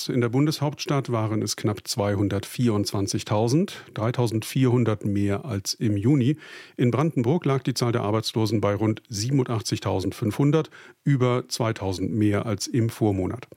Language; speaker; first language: German; native; German